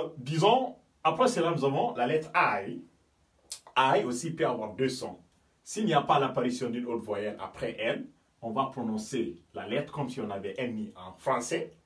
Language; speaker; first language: French; non-native, local second language; Fula